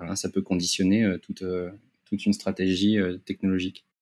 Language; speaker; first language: French; native; French